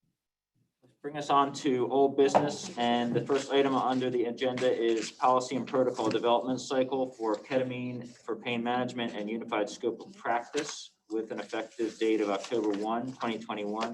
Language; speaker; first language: English; native; English